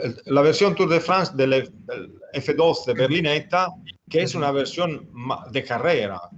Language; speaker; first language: Spanish; non-native, fluent; Italian